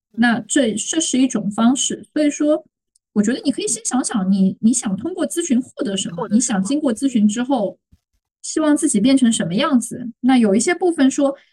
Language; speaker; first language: Chinese; native; Chinese